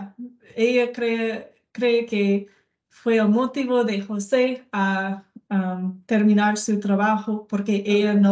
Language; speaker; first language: Spanish; non-native, learner; English